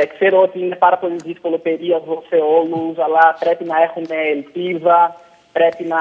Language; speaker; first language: Greek; non-native, fluent; Portuguese